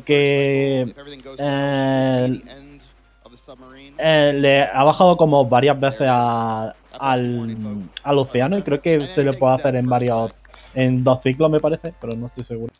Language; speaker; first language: Spanish; native; Spanish